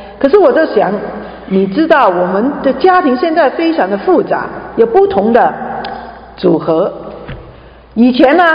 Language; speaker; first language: Chinese; non-native, local second language; Cantonese